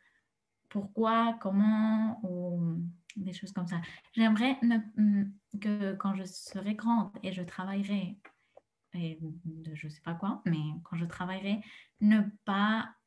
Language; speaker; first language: French; non-native, fluent; Spanish